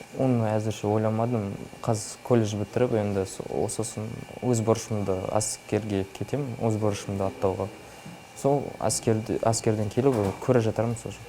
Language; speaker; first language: Kazakh; non-native, local second language; Russian